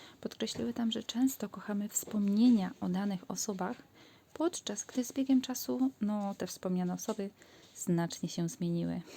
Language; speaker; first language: Polish; native; Polish